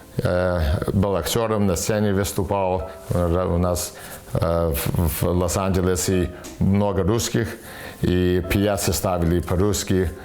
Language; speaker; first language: Russian; early bilingual, heritage; Russian